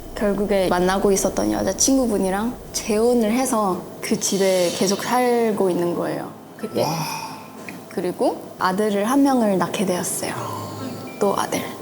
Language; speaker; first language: Korean; non-native, fluent; Chinese